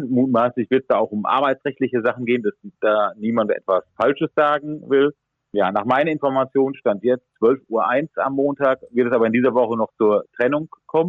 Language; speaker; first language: German; native; German